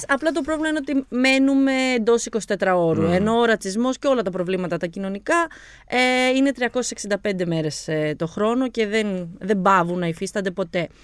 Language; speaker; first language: Greek; early bilingual, other home language; Albanian